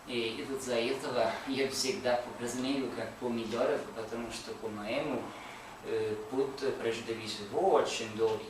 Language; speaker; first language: Russian; non-native, learner; Italian